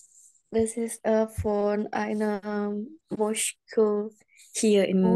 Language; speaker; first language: German; non-native, learner; Indonesian